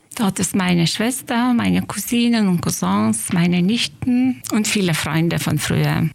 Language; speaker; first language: German; non-native, fluent; Lithuanian